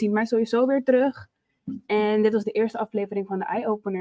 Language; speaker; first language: Dutch; native; Dutch